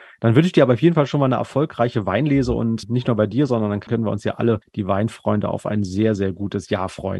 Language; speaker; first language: German; native; German